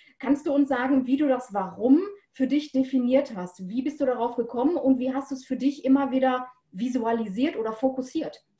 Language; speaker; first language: German; native; German